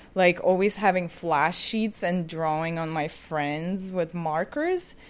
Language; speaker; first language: English; non-native, fluent; Ukrainian